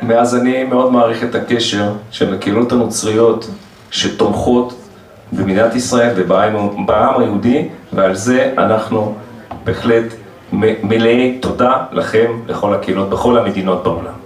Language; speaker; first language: Hebrew; non-native, fluent; Russian